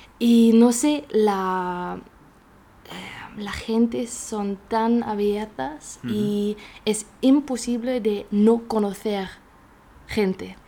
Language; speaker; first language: Spanish; non-native, learner; German